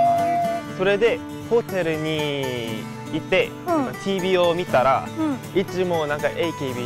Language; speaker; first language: Japanese; non-native, learner; Korean